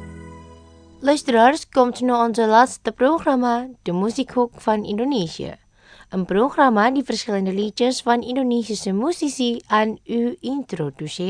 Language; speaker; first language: Dutch; non-native, learner; Indonesian